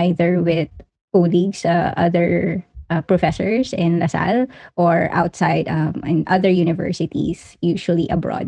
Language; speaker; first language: English; non-native, local second language; Waray